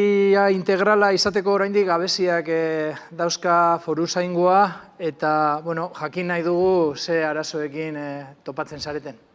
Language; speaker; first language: Basque; native; Basque